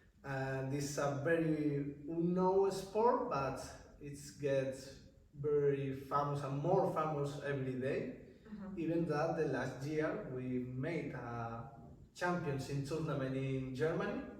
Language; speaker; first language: English; non-native, learner; Spanish